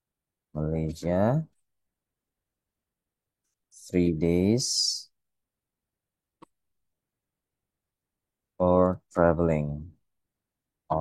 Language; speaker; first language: English; non-native, fluent; Indonesian